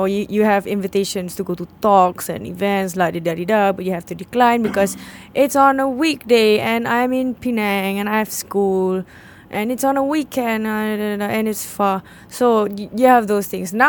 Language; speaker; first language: English; non-native, local second language; Malay